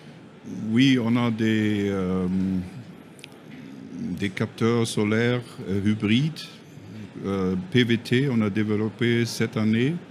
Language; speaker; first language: French; non-native, learner; German